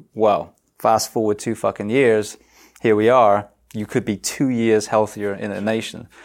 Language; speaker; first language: English; native; English